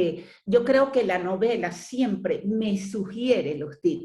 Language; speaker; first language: Spanish; native; Spanish